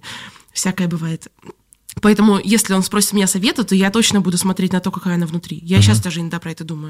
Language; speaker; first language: Russian; native; Russian